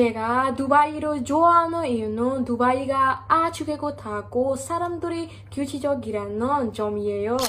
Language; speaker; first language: Korean; non-native, learner; Burmese